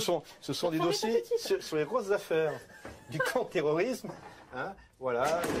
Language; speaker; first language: French; native; French